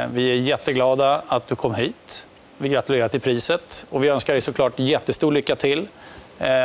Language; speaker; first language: Swedish; native; Swedish